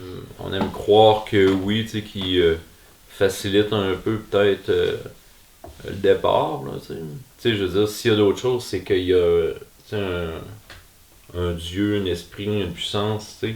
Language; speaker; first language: French; native; French